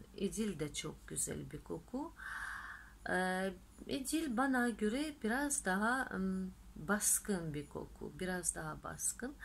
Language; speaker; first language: Turkish; non-native, fluent; Russian